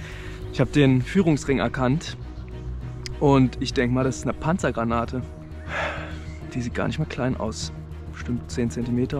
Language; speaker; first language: German; native; German